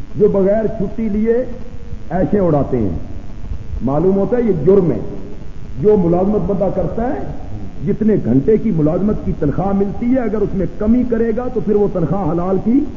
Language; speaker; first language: Urdu; non-native, local second language; Punjabi